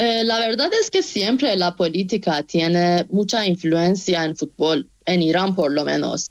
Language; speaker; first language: Spanish; non-native, fluent; Persian